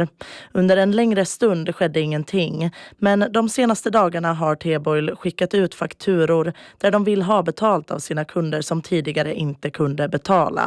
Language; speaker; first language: Swedish; native; Swedish